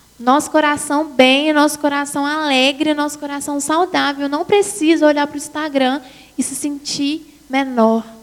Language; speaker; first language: Portuguese; native; Portuguese